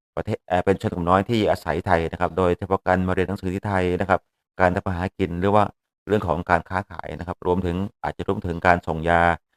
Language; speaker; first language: Thai; native; Thai